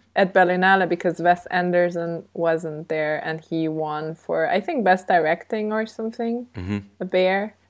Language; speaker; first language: English; early bilingual, other home language; Hungarian